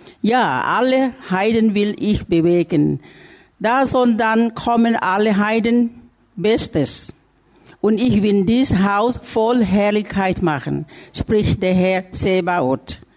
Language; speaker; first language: German; non-native, learner; Thai